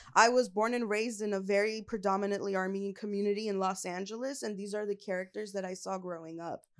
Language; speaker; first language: English; native; English